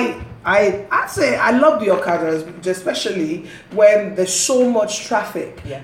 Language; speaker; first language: English; native; English